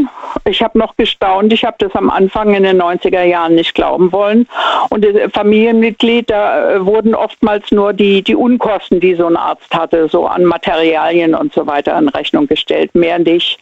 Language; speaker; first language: German; native; German